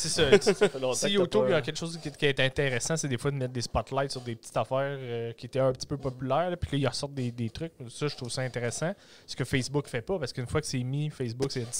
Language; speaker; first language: French; native; French